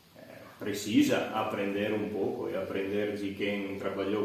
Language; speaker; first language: Portuguese; non-native, fluent; Italian